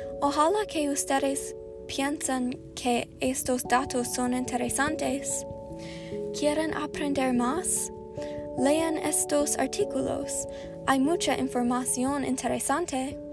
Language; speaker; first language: Spanish; non-native, learner; English